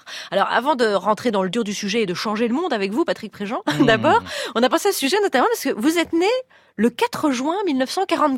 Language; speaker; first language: French; native; French